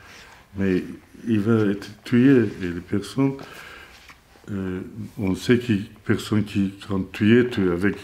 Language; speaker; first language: French; non-native, learner; Azerbaijani